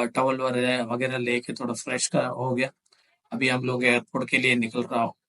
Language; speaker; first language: Hindi; non-native, local second language; Malayalam